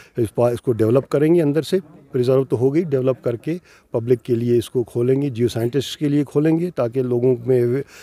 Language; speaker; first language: Urdu; non-native, local second language; Kashmiri